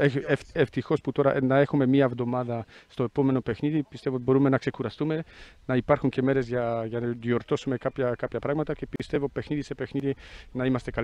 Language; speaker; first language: Greek; non-native, fluent; Polish